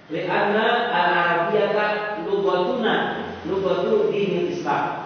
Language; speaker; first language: Arabic; non-native, fluent; Indonesian